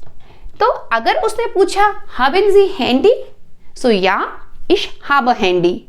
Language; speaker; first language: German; non-native, fluent; Hindi